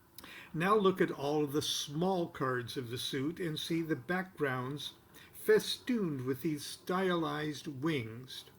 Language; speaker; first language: English; native; English